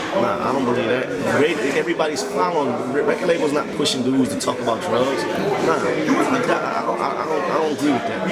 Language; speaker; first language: English; native; English